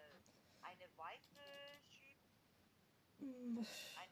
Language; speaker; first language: German; non-native, learner; Macedonian